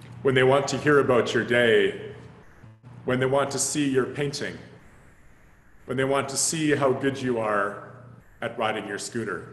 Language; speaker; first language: English; native; English